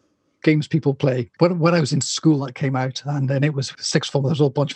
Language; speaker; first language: English; native; English